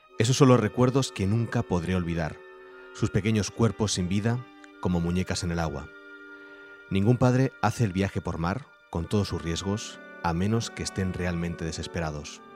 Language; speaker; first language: Spanish; native; Spanish